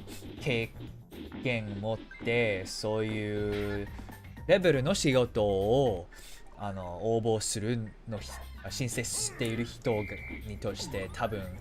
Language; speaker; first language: Japanese; non-native, learner; English